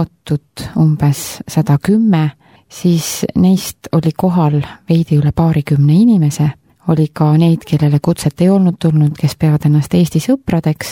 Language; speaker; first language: Estonian; native; Estonian